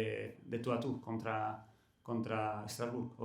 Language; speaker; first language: French; non-native, learner; Catalan